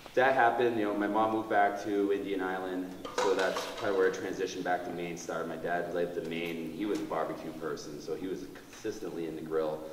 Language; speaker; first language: English; native; English